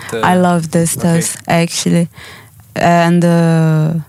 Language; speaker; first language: English; non-native, learner; Portuguese